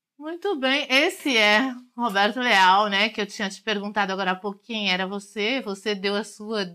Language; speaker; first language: Portuguese; native; Portuguese